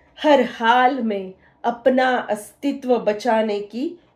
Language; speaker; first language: Hindi; non-native, local second language; Marathi